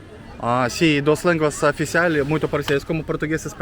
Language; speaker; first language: Portuguese; non-native, learner; Russian